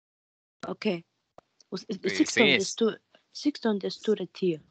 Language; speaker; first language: Swedish; non-native, learner; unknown